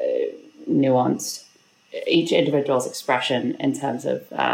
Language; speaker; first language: English; native; English